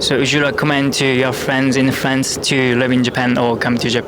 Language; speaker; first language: English; non-native, learner; Japanese